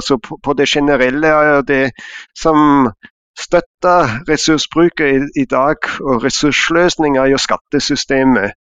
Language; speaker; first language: Norwegian; non-native, fluent; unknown